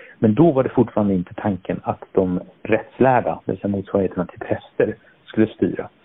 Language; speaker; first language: Swedish; early bilingual, other home language; Persian